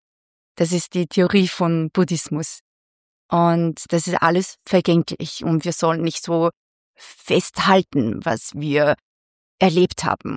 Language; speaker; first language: German; non-native, fluent; Chinese